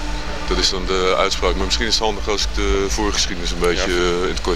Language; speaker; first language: Dutch; native; Dutch